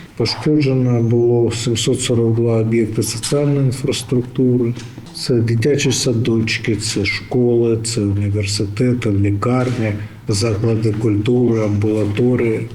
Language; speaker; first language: Ukrainian; native; Ukrainian